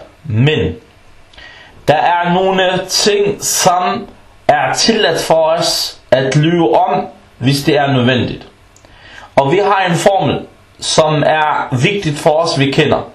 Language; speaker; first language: Danish; early bilingual, other home language; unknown